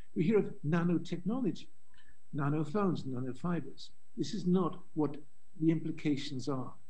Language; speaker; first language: English; native; English